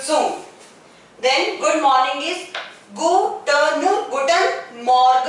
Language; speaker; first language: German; non-native, fluent; Hindi